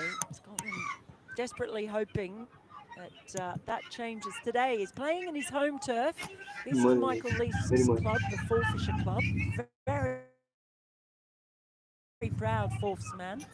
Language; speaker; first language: English; native; English